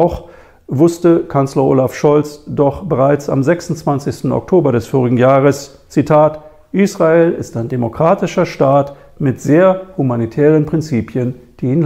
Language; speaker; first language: German; native; German